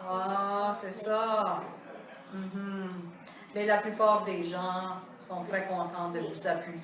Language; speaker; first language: French; native; French